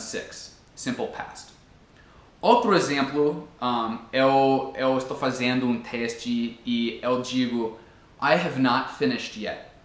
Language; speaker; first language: Portuguese; non-native, fluent; English